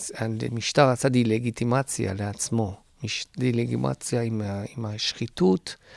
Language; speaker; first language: Hebrew; non-native, fluent; Persian